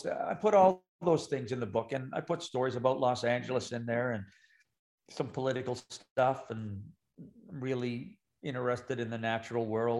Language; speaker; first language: English; native; English